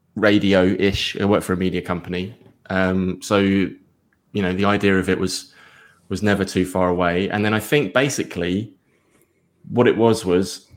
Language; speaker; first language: English; native; English